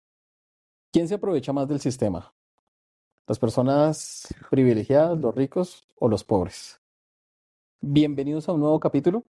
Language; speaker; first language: Spanish; native; Spanish